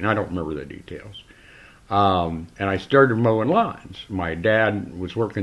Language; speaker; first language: English; native; English